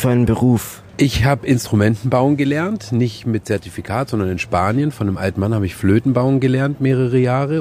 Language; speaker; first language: German; native; German